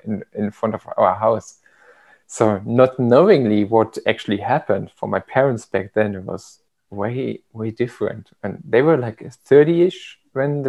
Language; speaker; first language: English; non-native, fluent; German